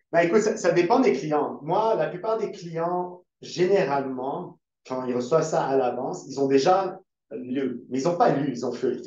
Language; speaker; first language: French; native; French